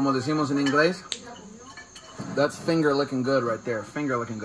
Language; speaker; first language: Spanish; non-native, fluent; English